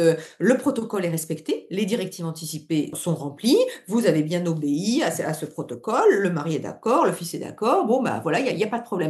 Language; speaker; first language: French; native; French